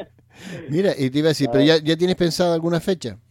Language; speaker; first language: Spanish; native; Spanish